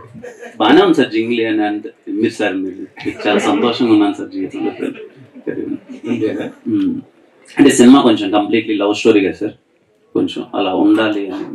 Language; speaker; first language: Telugu; native; Telugu